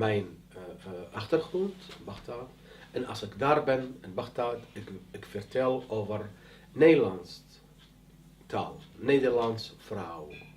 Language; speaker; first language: Dutch; non-native, learner; Arabic